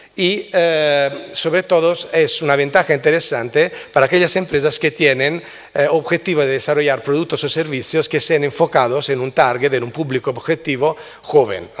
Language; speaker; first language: Spanish; non-native, fluent; Italian